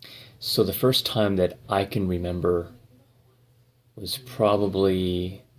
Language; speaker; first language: English; native; English